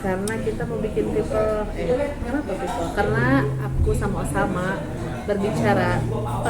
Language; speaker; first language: Indonesian; native; Indonesian